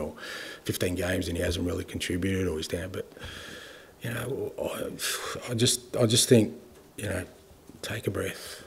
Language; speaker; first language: English; native; English